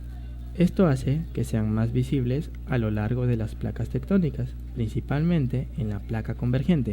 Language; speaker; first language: Spanish; native; Spanish